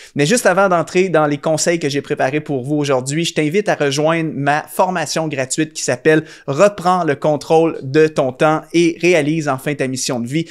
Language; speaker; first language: French; native; French